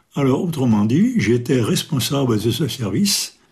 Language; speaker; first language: French; native; French